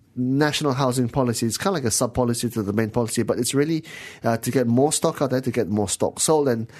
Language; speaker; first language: English; non-native, local second language; Min Nan Chinese